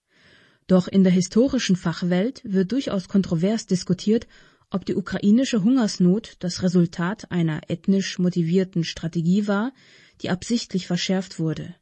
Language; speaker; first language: German; native; German